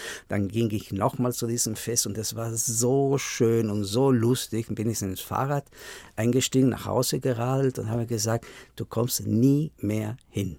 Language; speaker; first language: German; non-native, fluent; Spanish